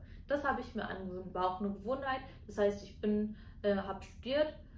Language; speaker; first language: German; native; German